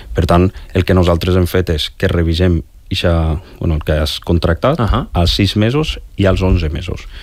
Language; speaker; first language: Catalan; native; Catalan